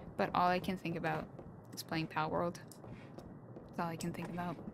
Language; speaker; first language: English; native; English